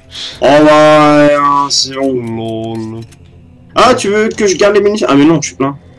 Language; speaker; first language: French; native; French